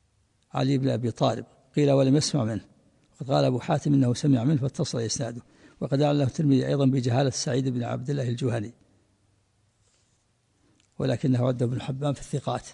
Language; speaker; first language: Arabic; native; Arabic